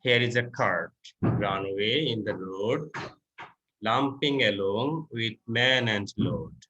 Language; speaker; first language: English; non-native, local second language; Bangla